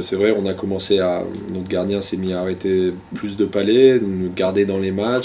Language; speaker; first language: French; native; French